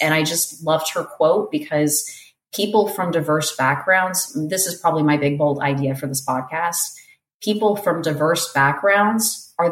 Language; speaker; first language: English; native; English